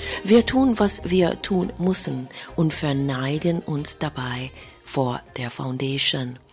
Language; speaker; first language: German; non-native, fluent; English